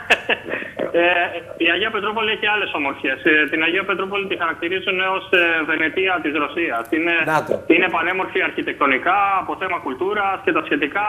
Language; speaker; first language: Greek; native; Greek